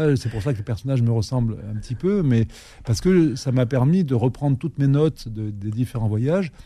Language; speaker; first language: French; native; French